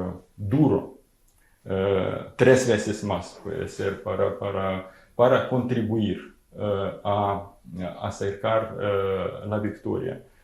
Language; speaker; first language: Spanish; non-native, fluent; Ukrainian